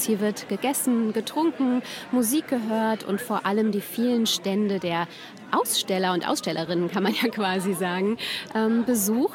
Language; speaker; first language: German; native; German